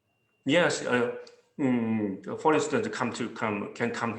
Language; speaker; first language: English; non-native, fluent; Korean